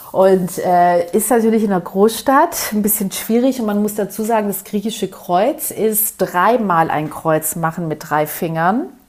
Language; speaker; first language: German; early bilingual, other home language; Greek